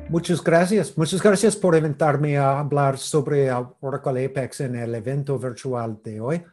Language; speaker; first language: Spanish; non-native, learner; English